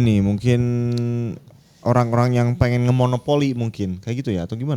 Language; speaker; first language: Indonesian; native; Indonesian